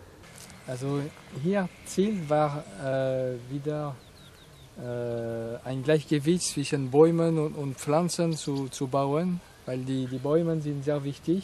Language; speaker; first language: German; non-native, fluent; French